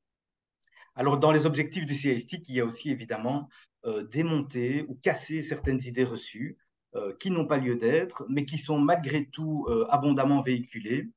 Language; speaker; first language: French; native; French